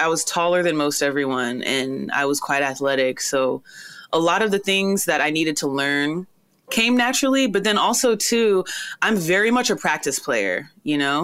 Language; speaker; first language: English; native; English